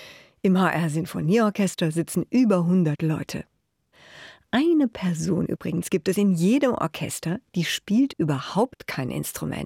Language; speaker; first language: German; native; German